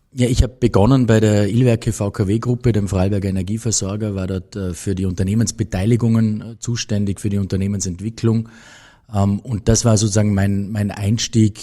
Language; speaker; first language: German; native; German